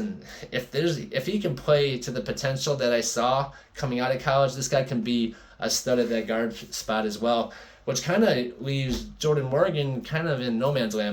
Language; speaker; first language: English; native; English